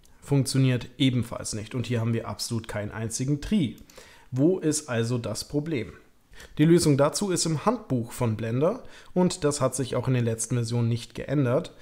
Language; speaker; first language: German; native; German